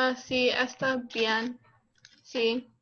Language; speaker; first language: Spanish; non-native, learner; English